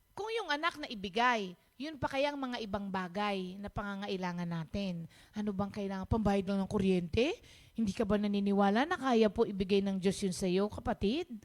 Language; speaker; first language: Filipino; non-native, local second language; Pampanga